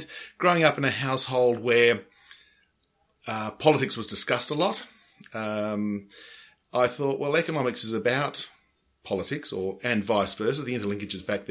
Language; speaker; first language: English; native; English